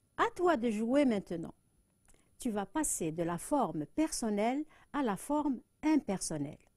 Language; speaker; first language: French; non-native, local second language; Arabic